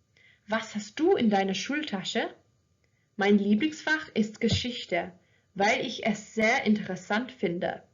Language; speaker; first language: German; non-native, fluent; English